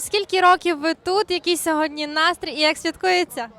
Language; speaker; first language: Ukrainian; native; Ukrainian